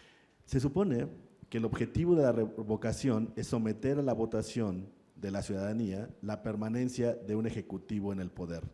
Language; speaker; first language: Spanish; native; Spanish